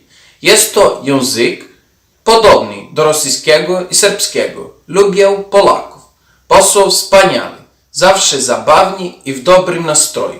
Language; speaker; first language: Polish; non-native, fluent; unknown